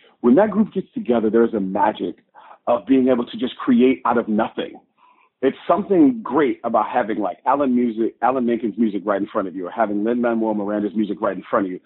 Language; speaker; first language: English; native; English